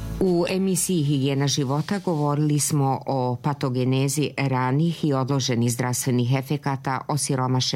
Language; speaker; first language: Serbian; native; Serbian